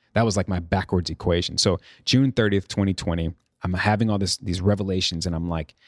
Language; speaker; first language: English; native; English